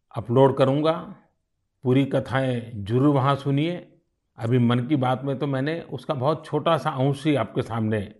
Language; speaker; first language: Hindi; non-native, local second language; Gujarati